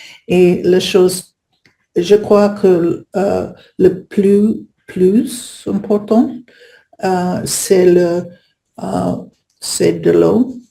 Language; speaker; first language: French; non-native, learner; English